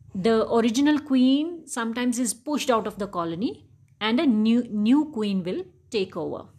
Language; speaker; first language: English; non-native, local second language; Dogri